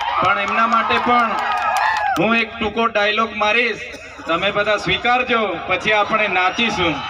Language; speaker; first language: Gujarati; non-native, local second language; Vasavi